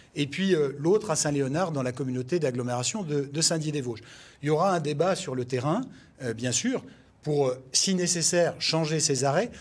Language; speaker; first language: French; native; French